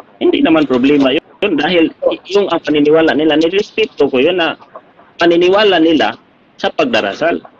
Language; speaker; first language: Filipino; non-native, local second language; Cebuano